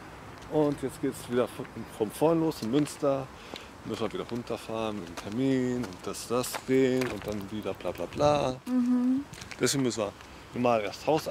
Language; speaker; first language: German; native; German